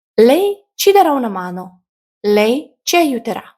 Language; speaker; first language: Italian; non-native, fluent; Ukrainian